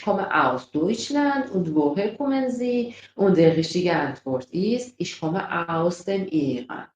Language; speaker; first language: German; non-native, fluent; Persian